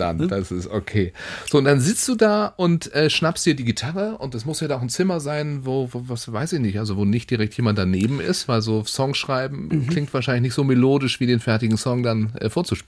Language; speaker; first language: German; native; German